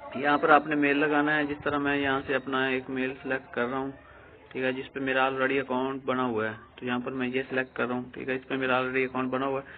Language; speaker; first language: Urdu; non-native, local second language; Punjabi